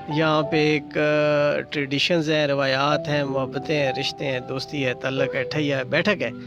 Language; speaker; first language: Urdu; non-native, local second language; Punjabi